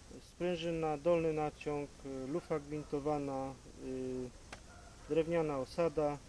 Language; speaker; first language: Polish; native; Polish